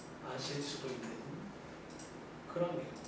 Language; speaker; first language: Korean; native; Korean